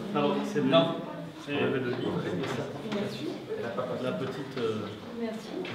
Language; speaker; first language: French; native; French